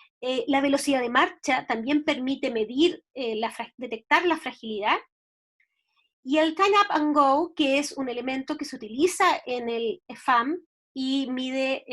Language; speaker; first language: Spanish; native; Spanish